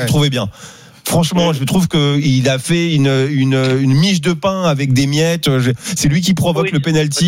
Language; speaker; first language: French; native; French